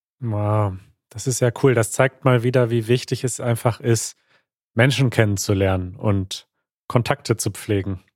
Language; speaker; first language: German; native; German